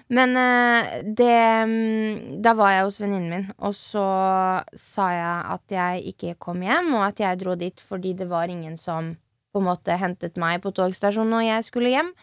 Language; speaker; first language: Norwegian; early bilingual, other home language; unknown